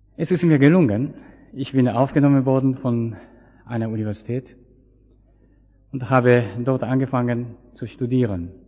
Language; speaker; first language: German; non-native, fluent; Japanese